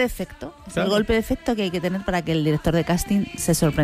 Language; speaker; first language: Spanish; native; Spanish